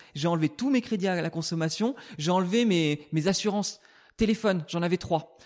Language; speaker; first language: French; native; French